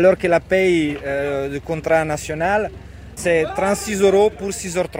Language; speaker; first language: Italian; non-native, learner; French